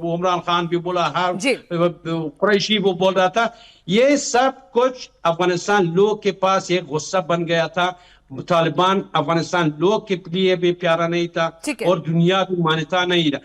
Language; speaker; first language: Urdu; non-native, fluent; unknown